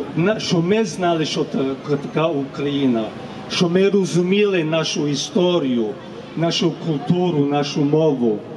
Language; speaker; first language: Ukrainian; early bilingual, heritage; Ukrainian